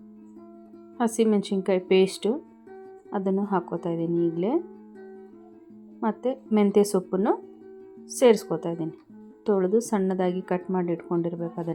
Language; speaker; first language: Kannada; native; Kannada